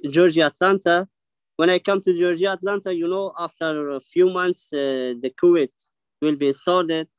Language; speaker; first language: English; non-native, learner; Persian